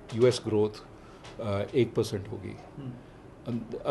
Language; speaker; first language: Hindi; non-native, local second language; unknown